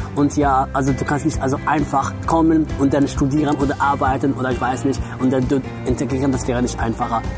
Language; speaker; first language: German; non-native, fluent; Arabic